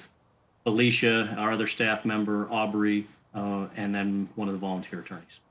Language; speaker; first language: English; native; English